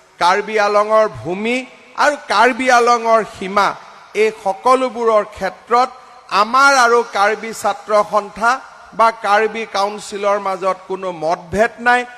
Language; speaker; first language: Assamese; native; Assamese